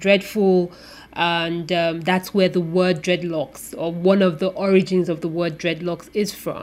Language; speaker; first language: English; non-native, local second language; Yoruba